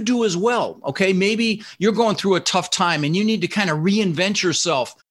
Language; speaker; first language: English; early bilingual, other home language; Dutch